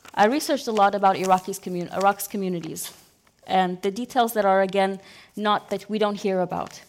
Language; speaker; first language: English; non-native, fluent; Arabic